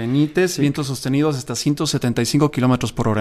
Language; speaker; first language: Spanish; native; Spanish